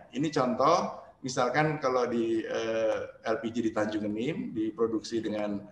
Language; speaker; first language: Indonesian; native; Indonesian